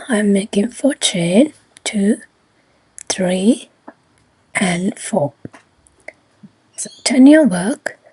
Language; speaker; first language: English; non-native, fluent; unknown